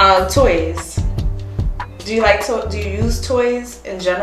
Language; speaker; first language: English; native; English